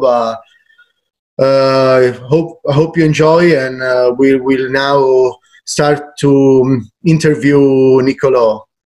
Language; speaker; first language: English; non-native, fluent; Italian